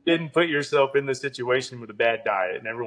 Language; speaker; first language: English; native; English